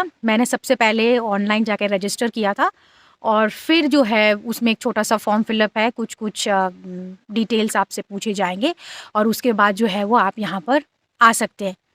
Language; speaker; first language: Hindi; native; Hindi